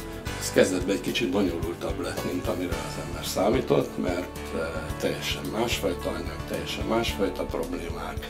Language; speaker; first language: Hungarian; native; Hungarian